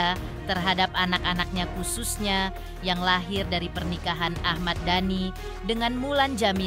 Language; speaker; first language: Indonesian; native; Indonesian